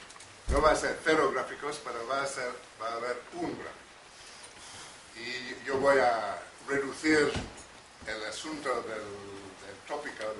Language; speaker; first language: Spanish; non-native, fluent; English